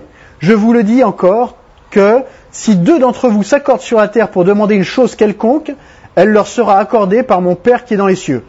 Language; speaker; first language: French; native; French